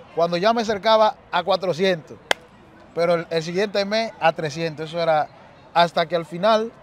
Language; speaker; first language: Spanish; native; Spanish